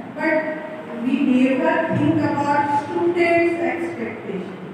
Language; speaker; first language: English; non-native, local second language; Hindi